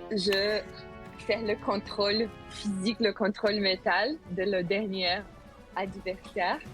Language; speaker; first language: French; non-native, learner; Spanish